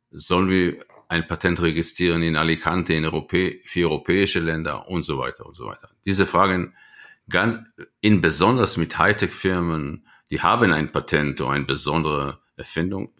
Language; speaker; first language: German; non-native, fluent; Hebrew